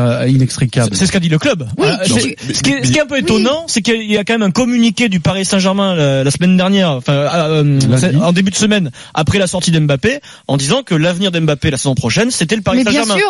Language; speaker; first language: French; native; French